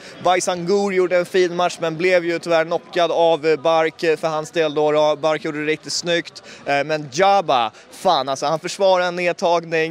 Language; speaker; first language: Swedish; native; Swedish